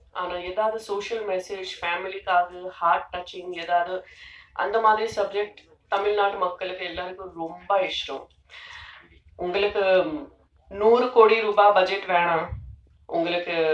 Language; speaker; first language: Tamil; non-native, fluent; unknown